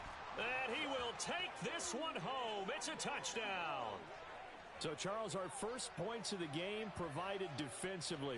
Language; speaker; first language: English; native; English